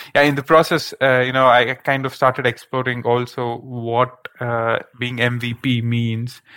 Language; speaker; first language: English; non-native, local second language; Kannada